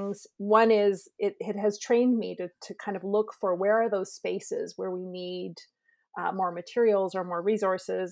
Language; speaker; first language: English; native; English